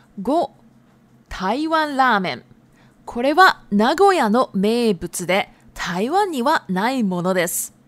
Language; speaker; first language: Japanese; non-native, fluent; Chinese